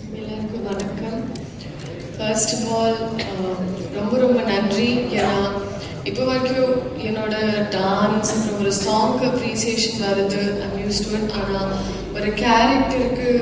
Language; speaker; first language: Tamil; non-native, learner; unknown